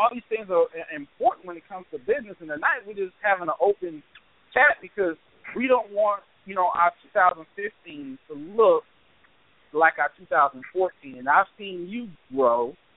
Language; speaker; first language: English; native; English